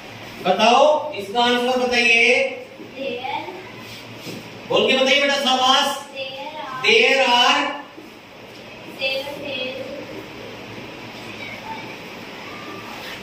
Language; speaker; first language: Hindi; native; Hindi